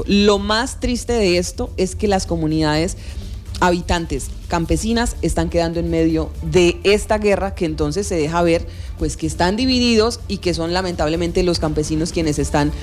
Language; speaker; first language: Spanish; native; Spanish